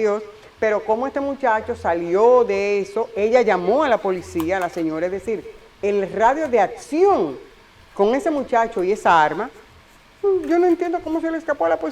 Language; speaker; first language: Spanish; native; Spanish